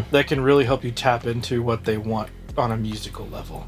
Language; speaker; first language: English; native; English